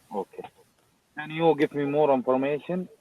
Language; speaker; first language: English; non-native, learner; Arabic